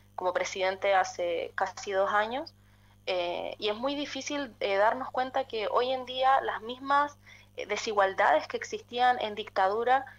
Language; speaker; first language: Spanish; native; Spanish